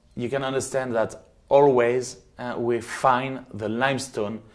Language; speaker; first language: English; non-native, fluent; French